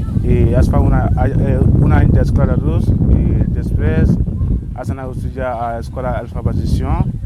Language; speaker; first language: Spanish; non-native, learner; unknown